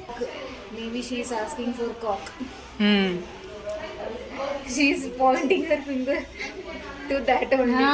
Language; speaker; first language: English; non-native, local second language; Hindi